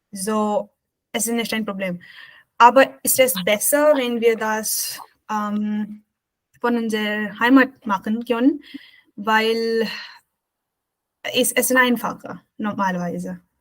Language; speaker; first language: German; non-native, learner; Hindi